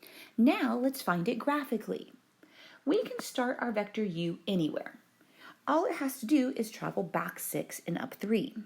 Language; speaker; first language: English; native; English